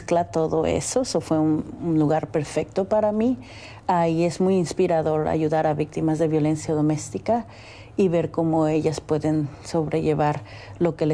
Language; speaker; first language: Spanish; early bilingual, heritage; Spanish